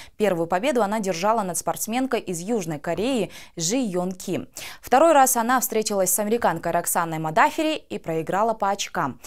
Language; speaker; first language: Russian; non-native, local second language; Kyrgyz